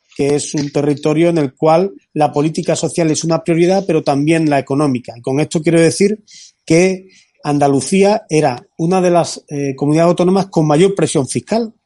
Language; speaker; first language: Spanish; native; Spanish